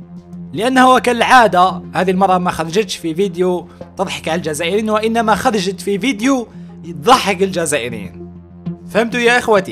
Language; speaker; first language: Arabic; native; Arabic